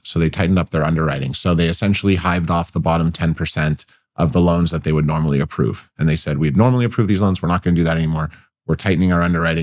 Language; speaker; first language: English; native; English